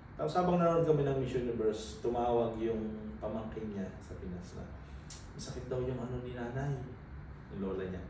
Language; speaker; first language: Filipino; native; Filipino